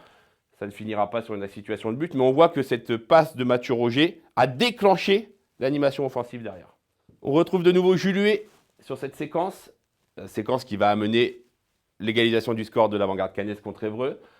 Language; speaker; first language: French; native; French